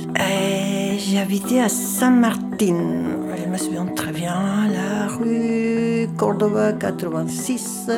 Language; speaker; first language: French; non-native, fluent; Spanish